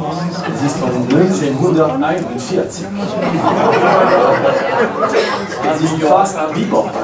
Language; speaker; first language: German; non-native, learner; French